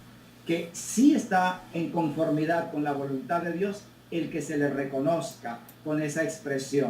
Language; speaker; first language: Spanish; native; Spanish